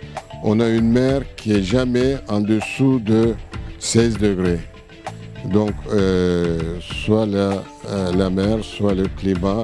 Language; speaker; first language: French; non-native, fluent; Turkish